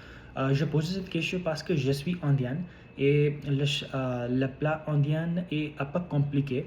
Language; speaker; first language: French; non-native, learner; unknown